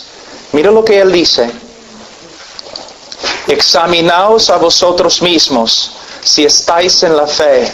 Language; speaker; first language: Spanish; non-native, fluent; English